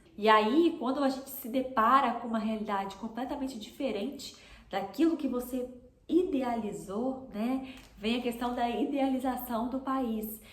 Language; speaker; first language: Portuguese; native; Portuguese